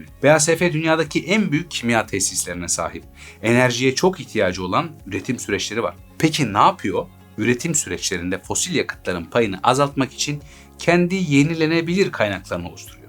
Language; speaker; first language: Turkish; native; Turkish